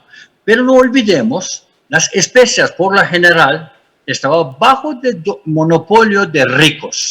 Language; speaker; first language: Spanish; non-native, fluent; Turkish